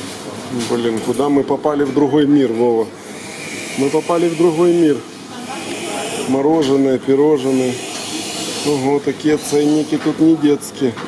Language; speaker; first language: Russian; native; Russian